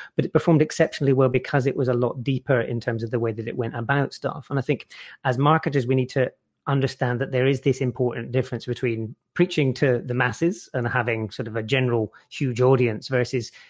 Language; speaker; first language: English; native; English